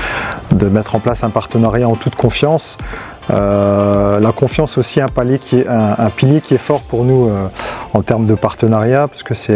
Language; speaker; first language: French; native; French